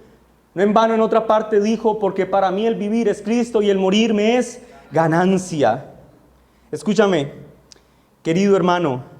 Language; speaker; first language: Spanish; native; Spanish